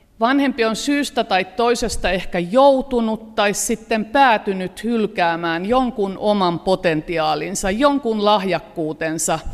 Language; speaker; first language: Finnish; native; Finnish